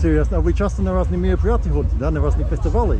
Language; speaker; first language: Russian; non-native, learner; English